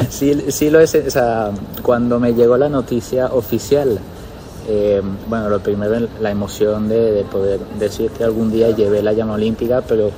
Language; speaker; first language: Spanish; native; Spanish